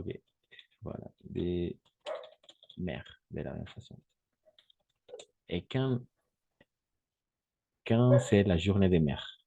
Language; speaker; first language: French; non-native, fluent; Spanish